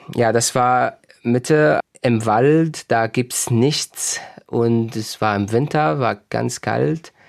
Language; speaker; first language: German; non-native, fluent; Arabic